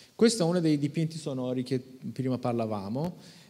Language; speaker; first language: Italian; non-native, fluent; Persian